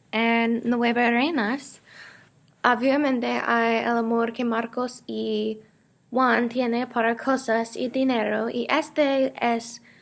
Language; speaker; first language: Spanish; non-native, learner; English